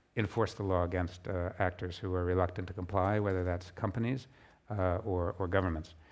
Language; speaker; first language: English; native; English